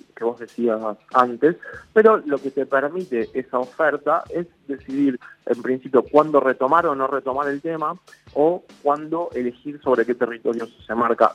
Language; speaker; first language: Spanish; native; Spanish